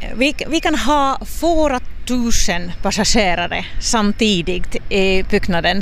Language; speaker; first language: Swedish; non-native, local second language; Finnish